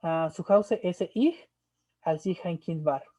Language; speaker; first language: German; non-native, fluent; Spanish